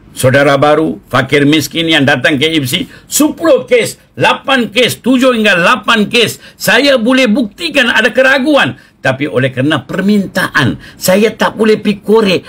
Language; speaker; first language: Malay; non-native, local second language; Tamil